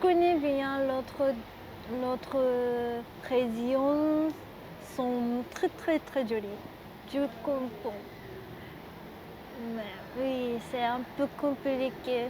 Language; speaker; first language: French; non-native, learner; Japanese